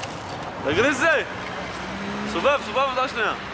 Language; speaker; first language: Hebrew; native; Hebrew